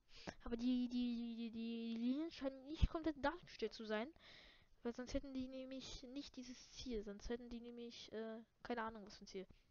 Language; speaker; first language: German; native; German